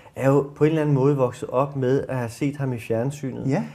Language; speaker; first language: Danish; native; Danish